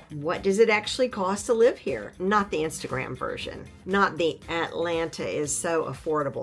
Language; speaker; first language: English; native; English